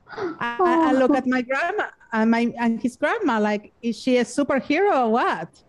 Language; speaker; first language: English; non-native, fluent; Spanish